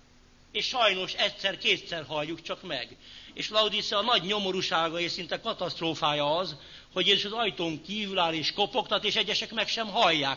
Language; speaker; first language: Hungarian; native; Hungarian